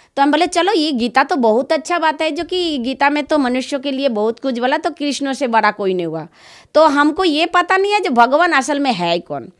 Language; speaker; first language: Hindi; non-native, local second language; Bangla